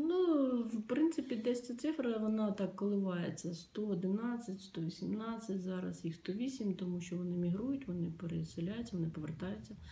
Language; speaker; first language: Ukrainian; native; Ukrainian